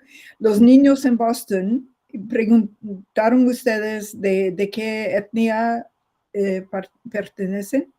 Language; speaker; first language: Spanish; non-native, fluent; English